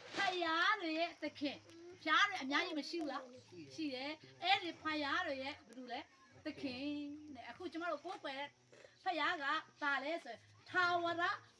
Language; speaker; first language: Burmese; non-native, local second language; Mizo